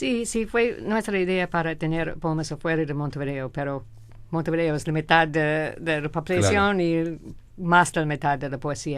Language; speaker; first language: Spanish; non-native, fluent; English